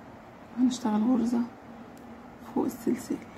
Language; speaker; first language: Arabic; native; Arabic